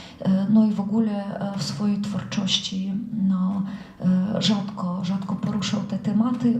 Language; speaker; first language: Polish; non-native, fluent; Russian